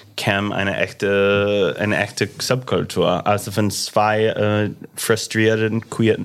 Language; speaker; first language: German; non-native, fluent; English